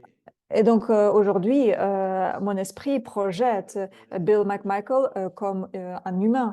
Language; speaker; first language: French; non-native, fluent; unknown